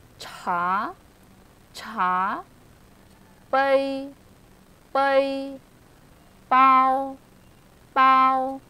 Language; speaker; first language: Chinese; non-native, fluent; Vietnamese